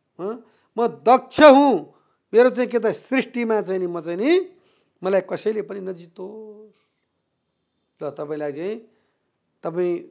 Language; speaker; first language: Nepali; native; Nepali